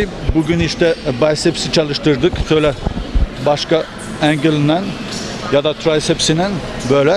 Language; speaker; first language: Turkish; early bilingual, heritage; Turkish